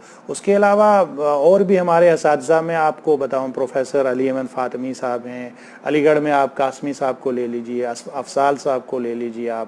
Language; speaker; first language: Urdu; native; Urdu